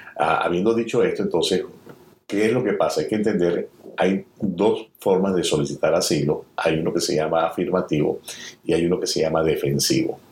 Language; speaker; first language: Spanish; native; Spanish